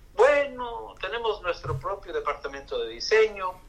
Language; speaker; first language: Spanish; non-native, fluent; English